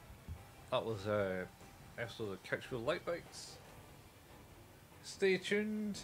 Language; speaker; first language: English; native; English